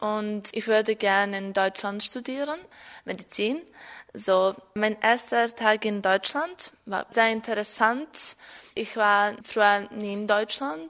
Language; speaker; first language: German; non-native, learner; Serbian